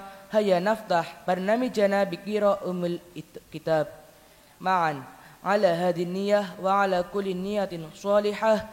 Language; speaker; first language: Arabic; non-native, learner; Indonesian